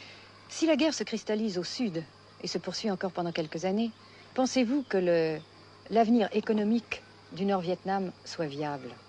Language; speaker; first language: French; native; French